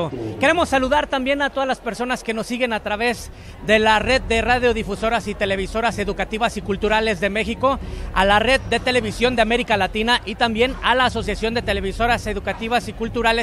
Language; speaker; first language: Spanish; native; Spanish